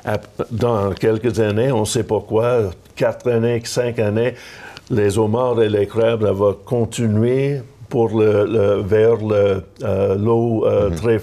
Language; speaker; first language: French; non-native, local second language; English